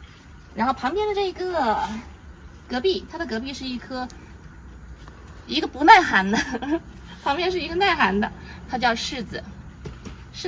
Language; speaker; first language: Chinese; native; Chinese